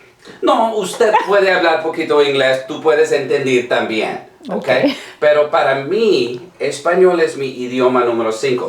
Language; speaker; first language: Spanish; non-native, learner; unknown